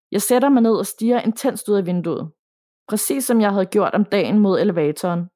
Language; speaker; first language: Danish; native; Danish